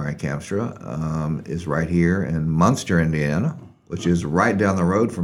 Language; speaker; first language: English; native; English